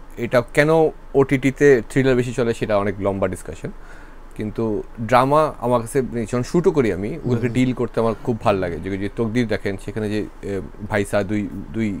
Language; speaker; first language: Bangla; early bilingual, heritage; Bangla